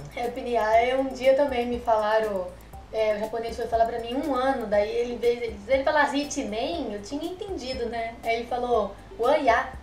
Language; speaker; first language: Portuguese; native; Portuguese